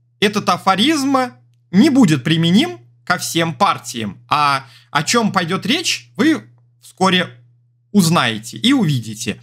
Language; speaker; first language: Russian; native; Russian